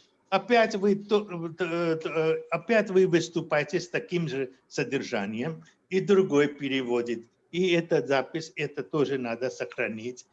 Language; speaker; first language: Russian; non-native, fluent; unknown